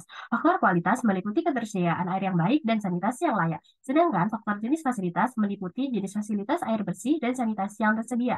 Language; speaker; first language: Indonesian; native; Indonesian